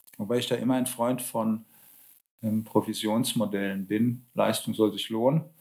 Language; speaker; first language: German; early bilingual, other home language; Polish